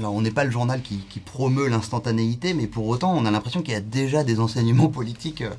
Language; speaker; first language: French; native; French